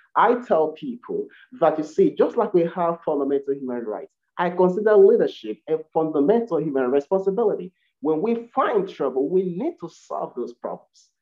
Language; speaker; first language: English; non-native, local second language; Igbo